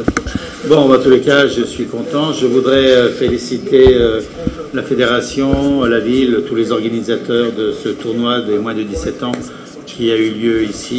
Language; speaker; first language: French; native; French